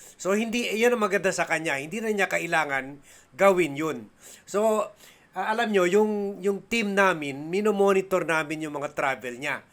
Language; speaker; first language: Filipino; native; Filipino